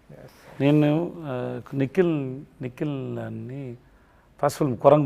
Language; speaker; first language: Telugu; non-native, learner; Tamil